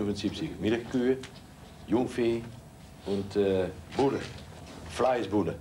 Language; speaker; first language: German; non-native, learner; Dutch